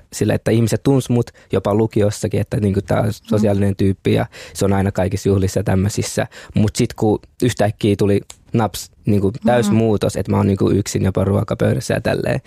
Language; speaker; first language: Finnish; early bilingual, other home language; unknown